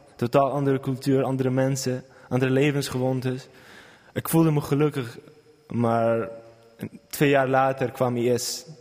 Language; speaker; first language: Dutch; non-native, fluent; Kurdish